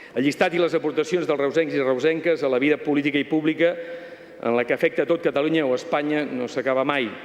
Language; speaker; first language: Catalan; native; Catalan